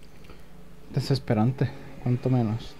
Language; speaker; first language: Spanish; native; Spanish